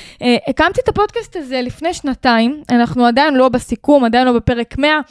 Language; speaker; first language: Hebrew; native; Hebrew